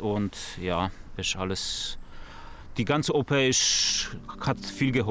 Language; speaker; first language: German; non-native, learner; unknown